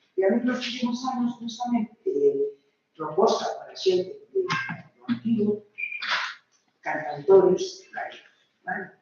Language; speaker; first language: Spanish; non-native, local second language; Galician